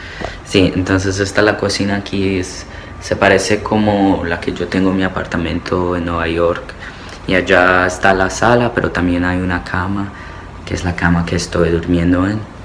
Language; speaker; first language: Spanish; early bilingual, heritage; Spanish